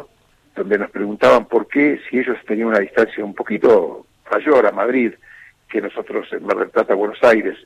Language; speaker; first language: Spanish; native; Spanish